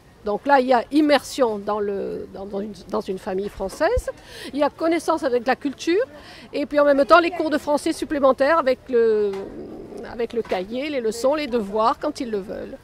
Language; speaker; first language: French; native; French